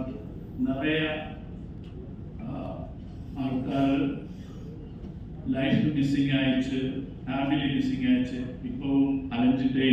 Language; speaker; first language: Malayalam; non-native, learner; Tamil